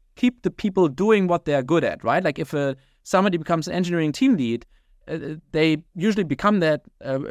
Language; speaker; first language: English; non-native, fluent; German